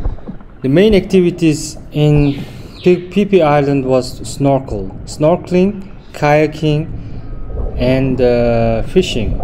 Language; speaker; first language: English; non-native, fluent; Mongolian